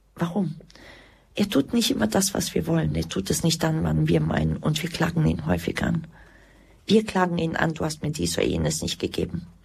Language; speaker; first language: German; early bilingual, other home language; Croatian